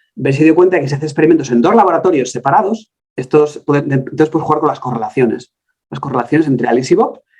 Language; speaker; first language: Spanish; native; Spanish